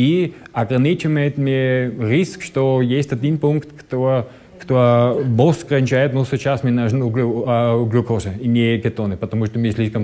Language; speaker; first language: Russian; non-native, learner; German